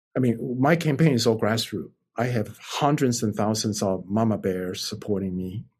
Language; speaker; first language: English; non-native, fluent; Chinese